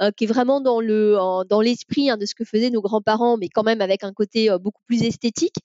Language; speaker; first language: French; native; French